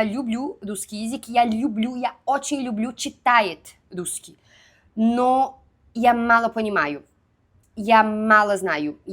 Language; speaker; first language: Russian; non-native, learner; Portuguese